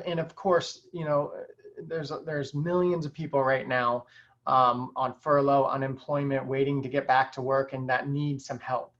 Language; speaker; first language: English; native; English